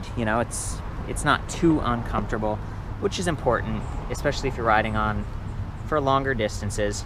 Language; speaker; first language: English; native; English